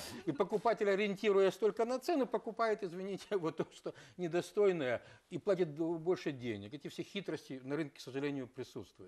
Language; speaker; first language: Russian; native; Russian